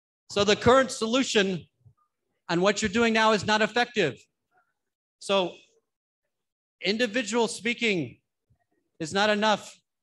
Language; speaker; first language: English; native; English